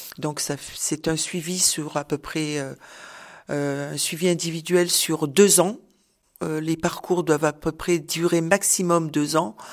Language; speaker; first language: French; native; French